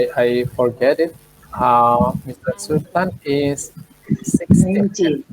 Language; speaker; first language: English; non-native, fluent; Indonesian